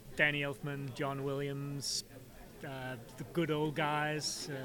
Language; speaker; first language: English; non-native, fluent; Danish